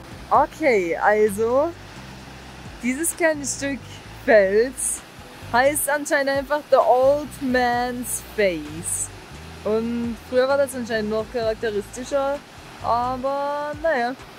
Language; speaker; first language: German; native; German